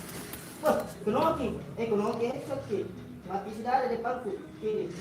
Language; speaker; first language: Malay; non-native, local second language; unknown